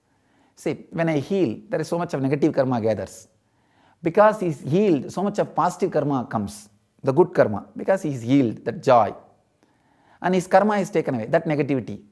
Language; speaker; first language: English; non-native, local second language; Tamil